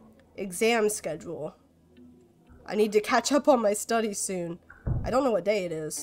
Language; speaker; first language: English; native; English